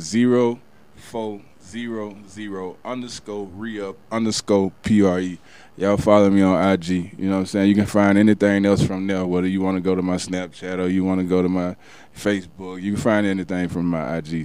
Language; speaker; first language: English; native; English